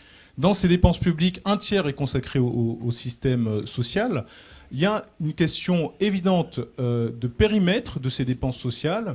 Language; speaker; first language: French; native; French